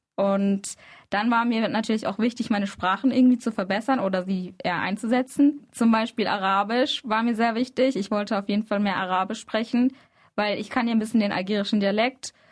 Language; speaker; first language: German; early bilingual, other home language; Arabic